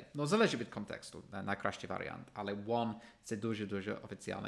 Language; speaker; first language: Ukrainian; non-native, fluent; English